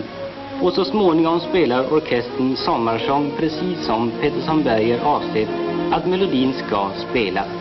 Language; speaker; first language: Swedish; native; Swedish